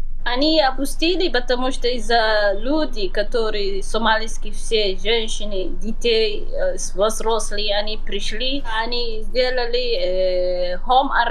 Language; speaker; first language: Russian; non-native, learner; Somali